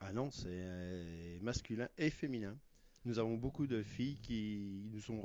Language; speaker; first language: French; native; French